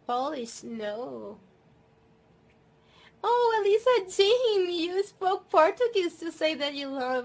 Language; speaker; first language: English; non-native, fluent; Portuguese